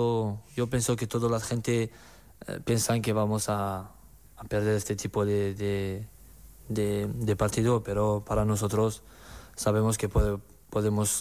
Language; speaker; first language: Spanish; non-native, learner; French